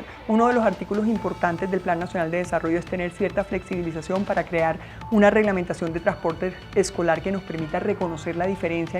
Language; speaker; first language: Spanish; native; Spanish